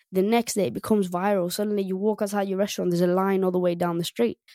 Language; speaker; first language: English; non-native, fluent; Greek